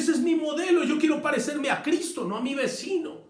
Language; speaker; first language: Spanish; native; Spanish